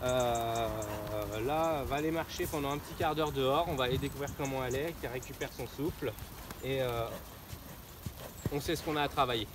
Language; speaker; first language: French; native; French